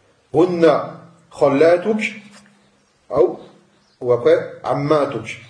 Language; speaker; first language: Arabic; non-native, fluent; French